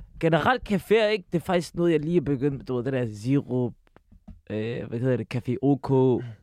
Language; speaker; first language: Danish; early bilingual, other home language; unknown